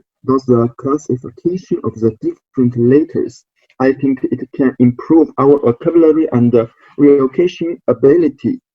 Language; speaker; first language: English; non-native, learner; Chinese